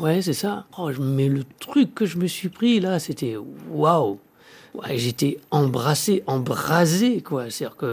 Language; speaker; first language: French; native; French